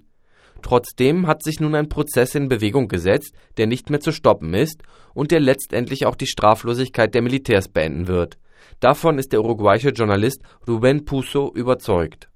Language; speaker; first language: German; native; German